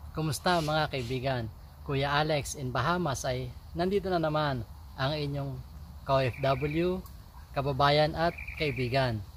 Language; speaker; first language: Filipino; native; Filipino